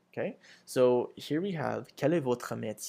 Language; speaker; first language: French; non-native, fluent; English